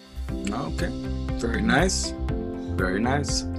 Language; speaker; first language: English; non-native, fluent; Spanish